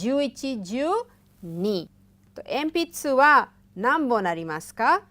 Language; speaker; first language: Japanese; non-native, fluent; Hindi